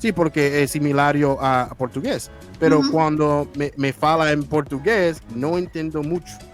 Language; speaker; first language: Spanish; non-native, learner; English